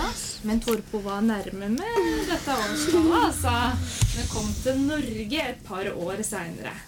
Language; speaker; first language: Norwegian; native; Norwegian